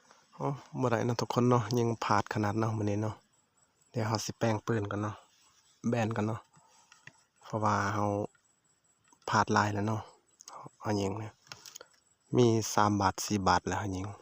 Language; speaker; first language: Thai; non-native, local second language; Northeastern Thai